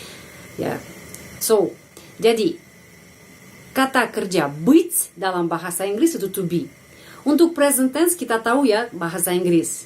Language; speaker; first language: Indonesian; non-native, fluent; Russian